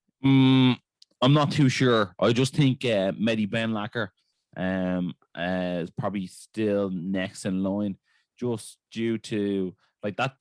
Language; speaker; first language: English; native; English